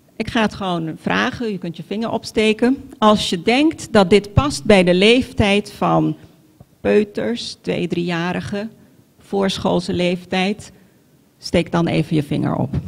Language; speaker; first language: Dutch; non-native, local second language; Papiamento